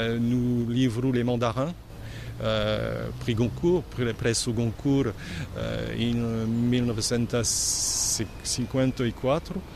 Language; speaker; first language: Portuguese; non-native, fluent; French